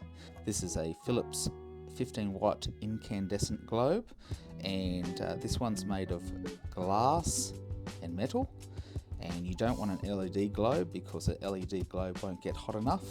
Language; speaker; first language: English; native; English